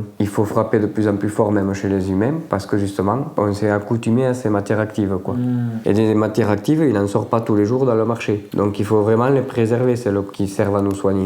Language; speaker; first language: French; native; French